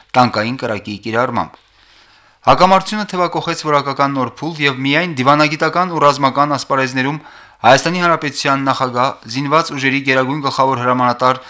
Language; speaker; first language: Armenian; native; Armenian